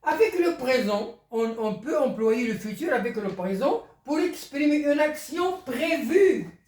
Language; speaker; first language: French; non-native, local second language; Arabic